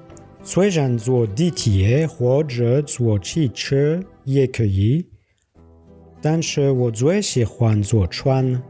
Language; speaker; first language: Chinese; non-native, learner; French